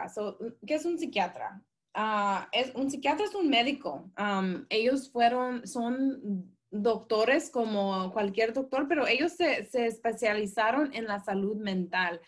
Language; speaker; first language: Spanish; early bilingual, heritage; Spanish